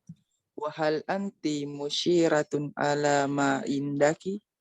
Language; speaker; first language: Arabic; non-native, learner; Indonesian